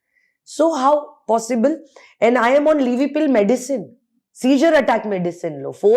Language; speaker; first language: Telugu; non-native, fluent; Hindi